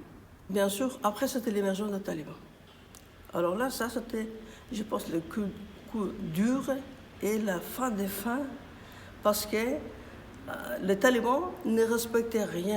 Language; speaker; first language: French; non-native, fluent; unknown